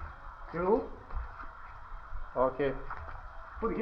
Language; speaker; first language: English; non-native, learner; Lithuanian